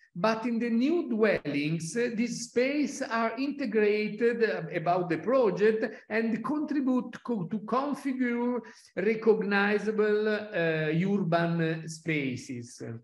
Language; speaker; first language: English; non-native, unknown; Italian